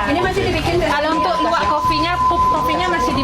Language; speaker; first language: Indonesian; native; Indonesian